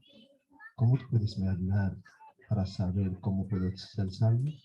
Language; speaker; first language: Spanish; non-native, fluent; Haitian Creole